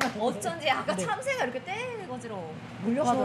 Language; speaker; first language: Korean; native; Korean